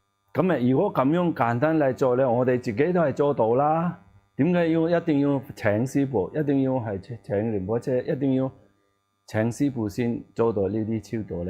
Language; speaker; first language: Cantonese; non-native, learner; Tibetan